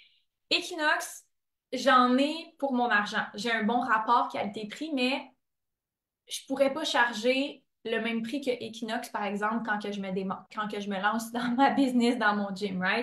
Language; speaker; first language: French; native; French